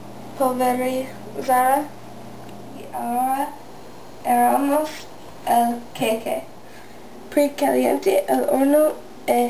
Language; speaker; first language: Spanish; non-native, learner; English